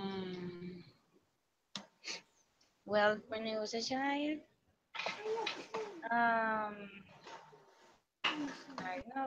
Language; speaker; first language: English; non-native, learner; Spanish